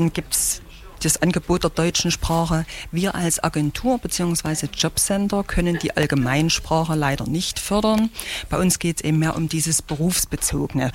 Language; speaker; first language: German; native; German